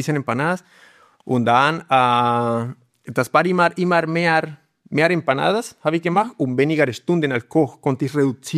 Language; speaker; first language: German; non-native, learner; Spanish